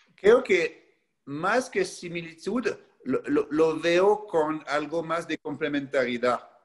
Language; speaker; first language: Spanish; non-native, fluent; French